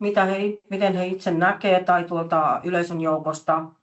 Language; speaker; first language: Finnish; native; Finnish